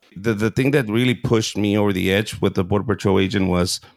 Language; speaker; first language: English; early bilingual, other home language; Spanish